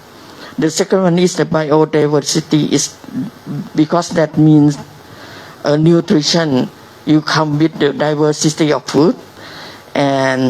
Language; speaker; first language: English; non-native, learner; Thai